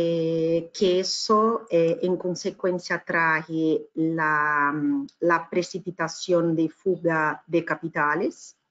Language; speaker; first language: Spanish; non-native, fluent; Portuguese